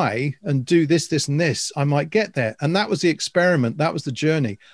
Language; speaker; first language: English; native; English